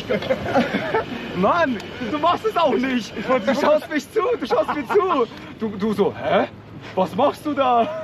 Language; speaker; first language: German; native; German